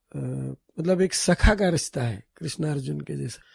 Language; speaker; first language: Hindi; non-native, local second language; Marathi